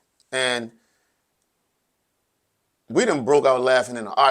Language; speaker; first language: English; native; English